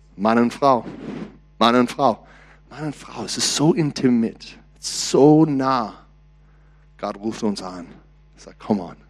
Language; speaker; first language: German; non-native, learner; English